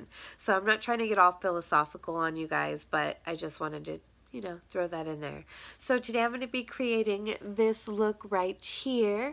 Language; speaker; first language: English; native; English